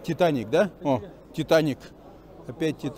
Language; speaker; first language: Russian; native; Russian